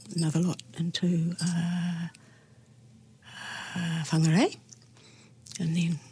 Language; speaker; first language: English; native; English